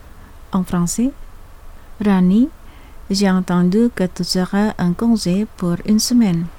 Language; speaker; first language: French; non-native, fluent; Indonesian